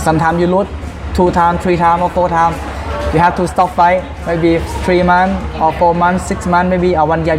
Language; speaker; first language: English; non-native, learner; Thai